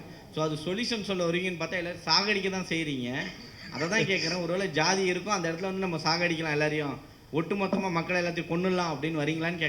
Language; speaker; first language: Tamil; native; Tamil